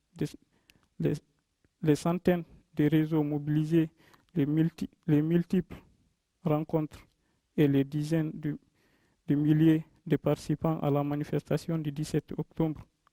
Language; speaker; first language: French; non-native, local second language; Fula